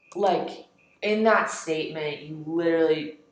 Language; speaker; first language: English; native; English